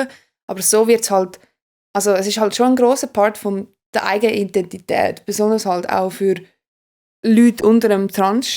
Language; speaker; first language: German; native; German